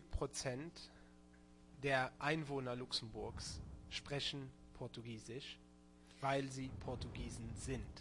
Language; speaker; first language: German; non-native, local second language; Luxembourgish